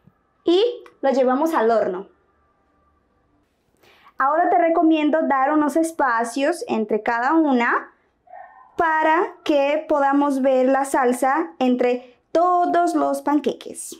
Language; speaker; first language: Spanish; non-native, fluent; Portuguese